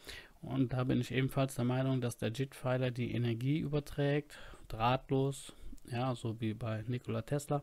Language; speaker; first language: German; native; German